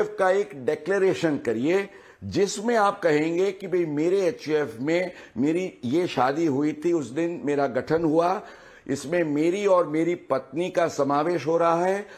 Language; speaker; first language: Hindi; non-native, local second language; Gujarati